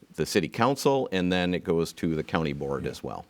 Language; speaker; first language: English; native; English